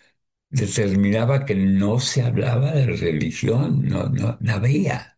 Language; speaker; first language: Spanish; early bilingual, other home language; Yiddish